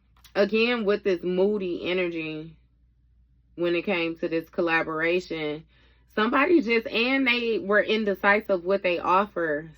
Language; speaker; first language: English; native; English